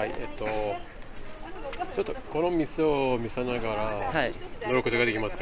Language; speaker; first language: Japanese; non-native, learner; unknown